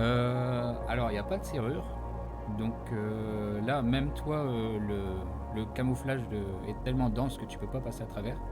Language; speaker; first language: French; native; French